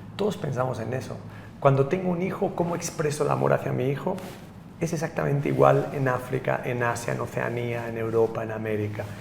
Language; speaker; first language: Spanish; native; Spanish